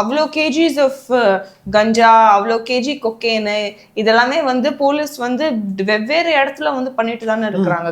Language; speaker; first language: Tamil; native; Tamil